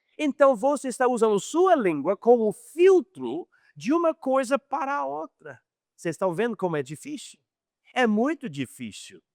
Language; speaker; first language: Portuguese; non-native, fluent; English